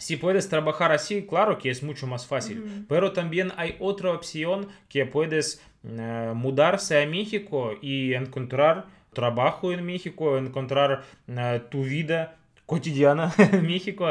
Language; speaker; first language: Spanish; non-native, fluent; Russian